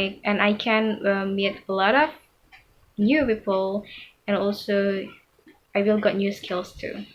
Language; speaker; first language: English; non-native, fluent; Indonesian